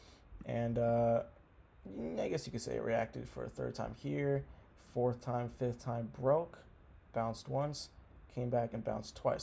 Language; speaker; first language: English; native; English